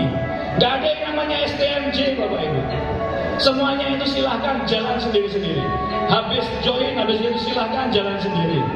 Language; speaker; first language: Indonesian; native; Indonesian